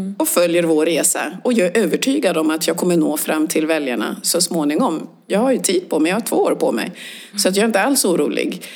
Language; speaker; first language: Swedish; early bilingual, other home language; Swahili